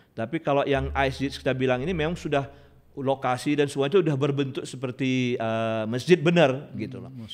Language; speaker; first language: Indonesian; native; Indonesian